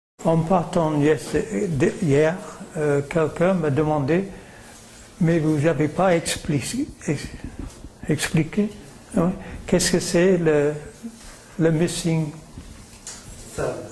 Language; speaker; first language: French; non-native, learner; English